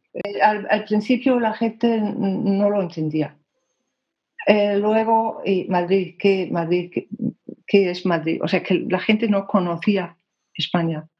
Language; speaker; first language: Spanish; non-native, fluent; Danish